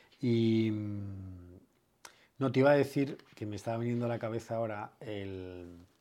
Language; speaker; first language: Spanish; native; Spanish